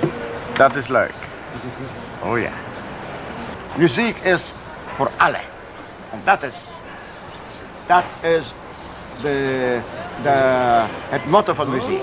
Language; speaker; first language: Dutch; non-native, fluent; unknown